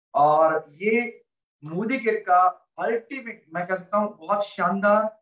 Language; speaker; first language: Hindi; native; Hindi